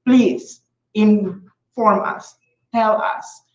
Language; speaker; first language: English; non-native, local second language; Filipino